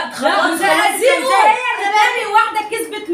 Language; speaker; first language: Arabic; native; Arabic